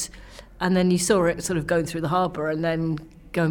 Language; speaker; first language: English; native; English